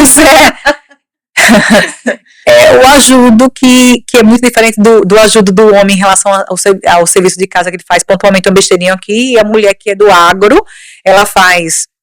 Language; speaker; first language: Portuguese; native; Portuguese